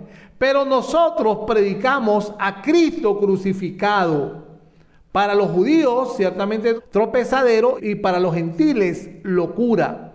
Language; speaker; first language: Spanish; native; Spanish